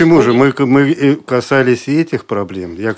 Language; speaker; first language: Russian; native; Russian